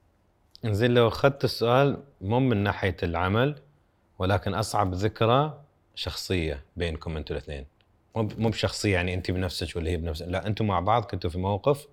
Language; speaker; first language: Arabic; native; Arabic